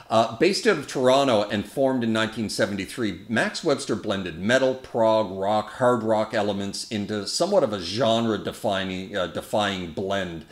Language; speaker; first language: English; native; English